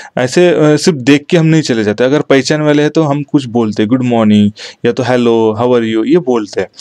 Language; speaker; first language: Hindi; non-native, local second language; Marathi